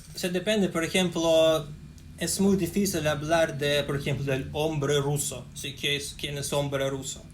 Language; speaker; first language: Spanish; non-native, fluent; Russian